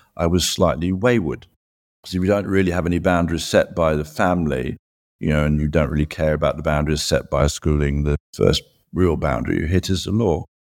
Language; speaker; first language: English; native; English